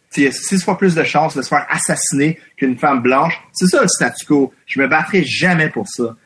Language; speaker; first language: French; non-native, fluent; English